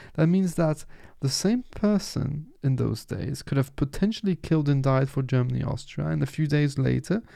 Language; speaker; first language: English; non-native, fluent; French